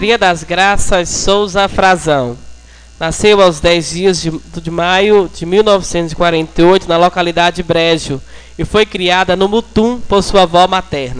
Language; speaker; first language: Portuguese; native; Portuguese